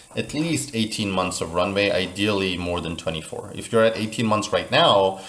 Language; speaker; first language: English; native; English